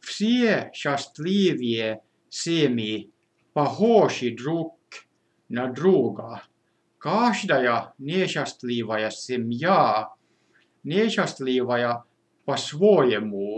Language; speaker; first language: Russian; non-native, fluent; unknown